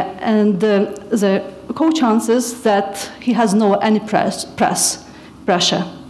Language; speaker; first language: English; non-native, fluent; Ukrainian